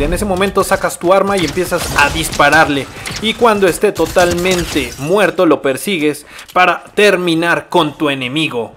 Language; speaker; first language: Spanish; native; Spanish